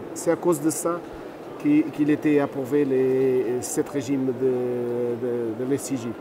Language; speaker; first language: French; non-native, fluent; Portuguese